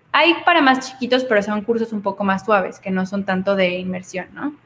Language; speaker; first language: Spanish; native; Spanish